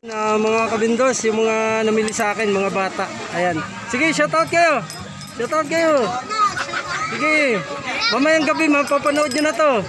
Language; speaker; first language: Filipino; non-native, local second language; Waray